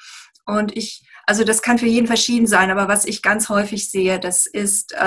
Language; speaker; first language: German; native; German